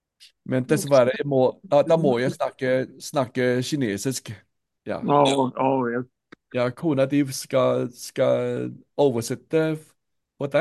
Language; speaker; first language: Swedish; non-native, learner; Chinese